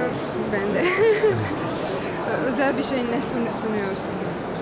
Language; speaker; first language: Turkish; non-native, learner; Serbian